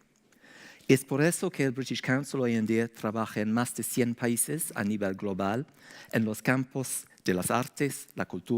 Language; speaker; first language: Spanish; non-native, fluent; English